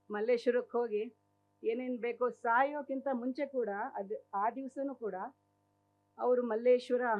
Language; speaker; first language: Kannada; native; Kannada